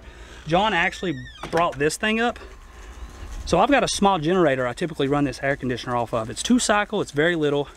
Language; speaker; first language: English; native; English